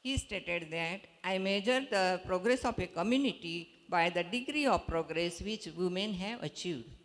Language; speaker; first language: English; non-native, local second language; Marathi